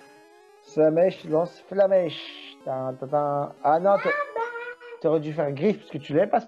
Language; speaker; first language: French; native; French